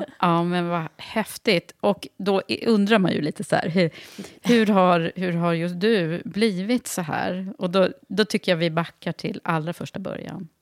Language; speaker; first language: Swedish; native; Swedish